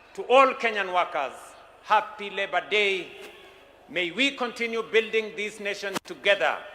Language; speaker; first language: English; non-native, local second language; Kalenjin